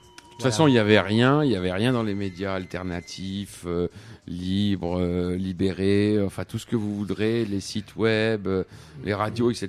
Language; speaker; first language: French; native; French